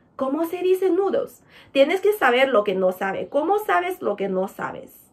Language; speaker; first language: Spanish; non-native, fluent; Chinese